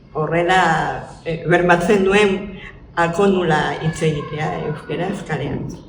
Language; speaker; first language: Basque; non-native, fluent; Spanish